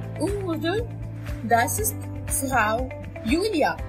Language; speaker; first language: German; non-native, learner; Arabic